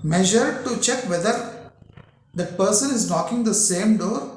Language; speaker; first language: English; non-native, local second language; Telugu